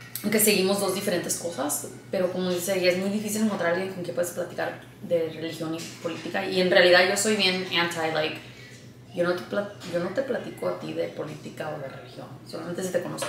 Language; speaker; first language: Spanish; early bilingual, heritage; Spanish